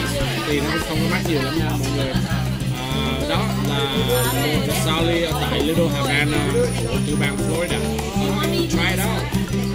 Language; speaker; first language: Vietnamese; early bilingual, heritage; Vietnamese